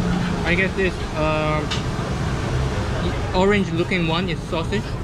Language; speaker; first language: English; non-native, fluent; Korean